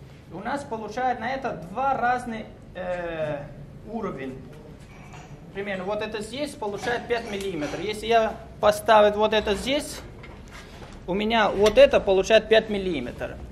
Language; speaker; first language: Russian; non-native, learner; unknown